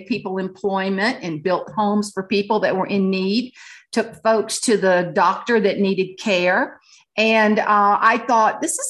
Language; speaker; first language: English; native; English